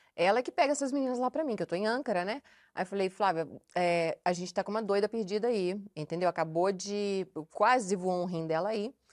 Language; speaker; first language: Portuguese; native; Portuguese